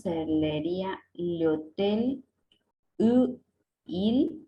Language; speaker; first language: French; non-native, learner; Spanish